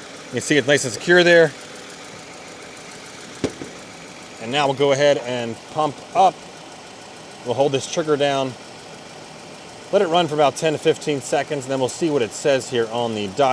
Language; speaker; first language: English; native; English